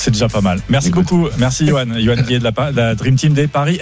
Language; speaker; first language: French; native; French